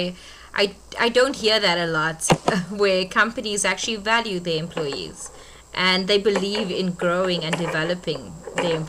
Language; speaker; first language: English; native; English